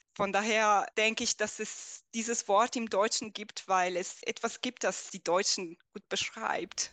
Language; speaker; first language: German; non-native, fluent; Italian